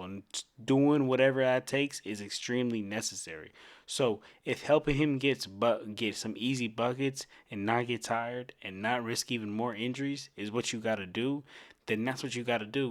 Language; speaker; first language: English; native; English